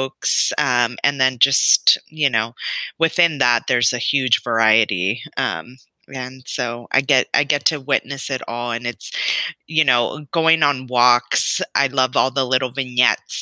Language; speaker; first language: English; native; English